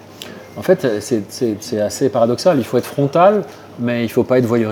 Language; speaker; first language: French; native; French